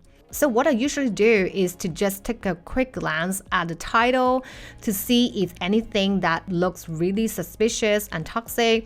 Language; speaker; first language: English; non-native, fluent; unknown